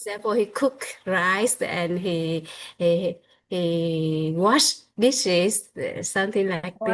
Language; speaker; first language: English; non-native, learner; Vietnamese